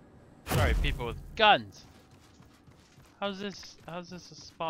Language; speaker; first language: English; native; English